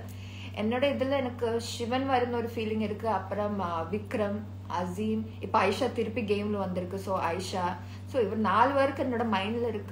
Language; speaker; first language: Tamil; non-native, learner; Malayalam